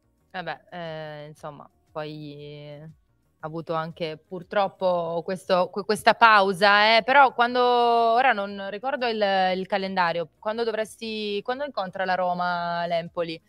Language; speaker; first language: Italian; native; Italian